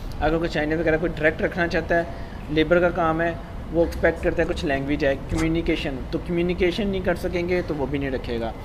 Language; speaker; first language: Urdu; non-native, local second language; Punjabi